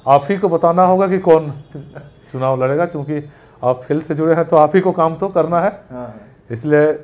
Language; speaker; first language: Hindi; native; Hindi